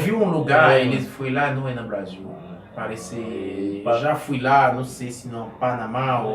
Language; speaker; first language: Portuguese; non-native, learner; Haitian Creole